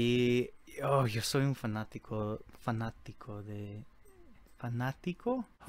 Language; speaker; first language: Spanish; early bilingual, heritage; Spanish